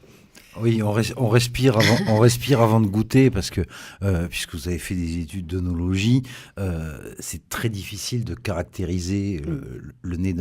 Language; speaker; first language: French; native; French